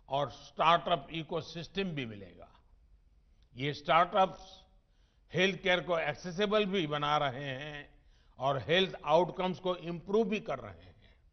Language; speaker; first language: Hindi; non-native, local second language; Gujarati